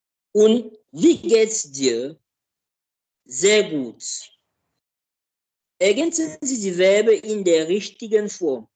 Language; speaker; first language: German; non-native, learner; French